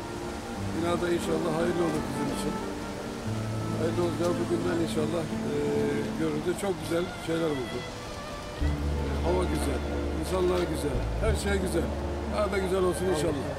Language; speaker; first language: Turkish; early bilingual, heritage; Turkish